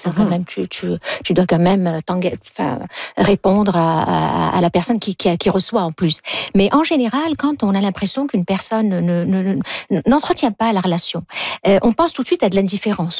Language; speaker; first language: French; native; French